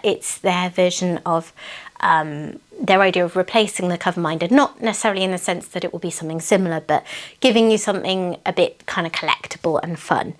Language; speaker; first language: English; native; English